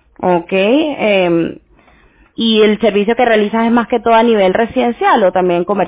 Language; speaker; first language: Spanish; non-native, fluent; English